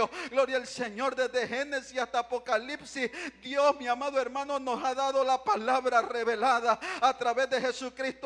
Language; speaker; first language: Spanish; native; Spanish